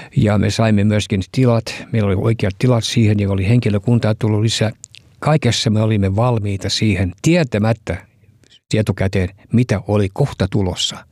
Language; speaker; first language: Finnish; early bilingual, heritage; Finnish